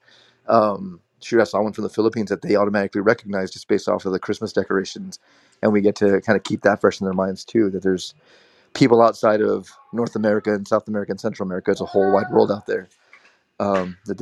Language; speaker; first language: English; native; English